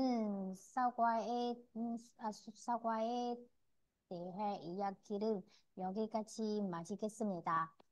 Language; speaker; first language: Korean; non-native, learner; Vietnamese